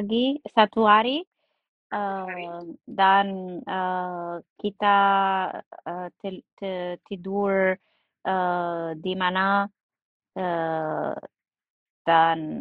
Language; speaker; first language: Indonesian; non-native, learner; English